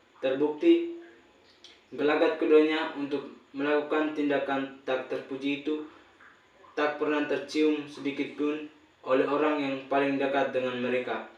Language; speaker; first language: Indonesian; non-native, local second language; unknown